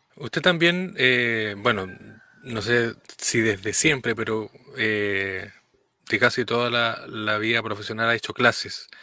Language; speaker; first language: Spanish; native; Spanish